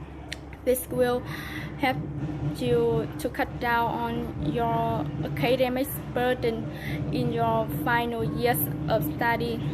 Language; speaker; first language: English; non-native, learner; Vietnamese